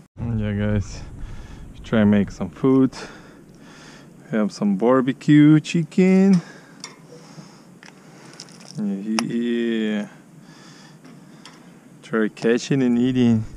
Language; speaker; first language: English; non-native, learner; Ukrainian